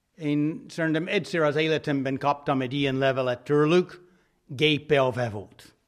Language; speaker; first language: Hungarian; non-native, fluent; English